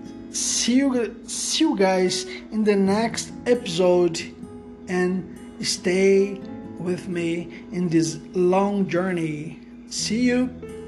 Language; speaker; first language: English; non-native, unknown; Portuguese